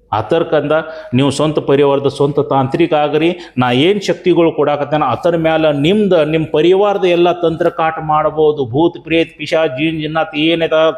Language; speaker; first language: Kannada; native; Kannada